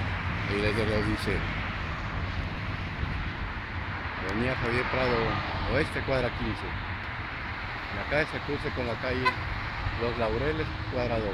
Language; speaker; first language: Spanish; native; Spanish